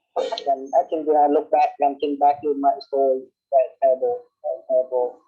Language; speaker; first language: English; non-native, learner; Vietnamese